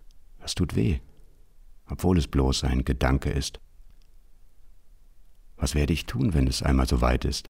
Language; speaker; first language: German; native; German